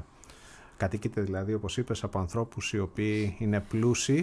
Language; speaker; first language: Greek; native; Greek